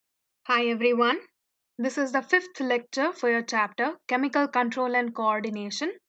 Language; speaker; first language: English; non-native, local second language; Hindi